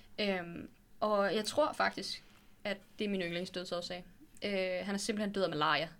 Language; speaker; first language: Danish; native; Danish